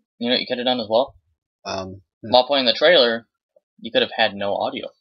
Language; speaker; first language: English; native; English